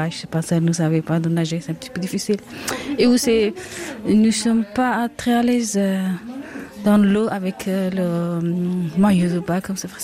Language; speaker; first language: French; non-native, learner; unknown